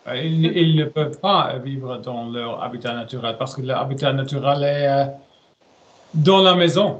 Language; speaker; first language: French; non-native, learner; German